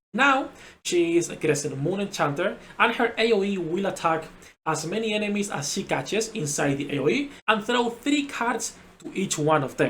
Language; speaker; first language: English; non-native, fluent; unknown